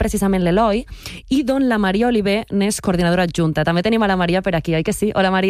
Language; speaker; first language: Catalan; native; Catalan